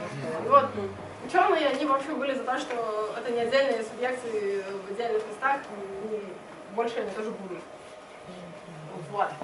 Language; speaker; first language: Russian; native; Russian